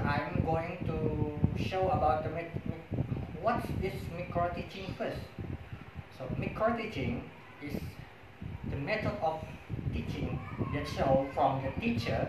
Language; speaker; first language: English; non-native, learner; Indonesian